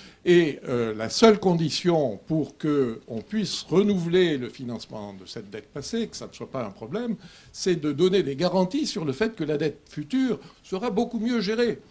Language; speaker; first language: French; native; French